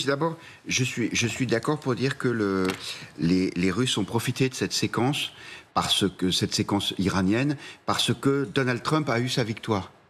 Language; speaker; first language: French; native; French